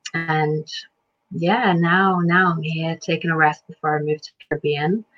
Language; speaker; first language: English; early bilingual, other home language; Lithuanian